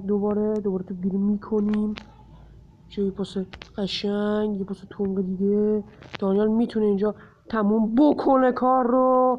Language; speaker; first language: Persian; native; Persian